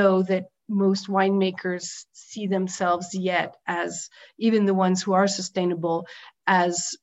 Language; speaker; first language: English; native; English